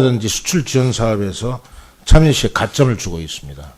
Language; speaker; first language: Korean; native; Korean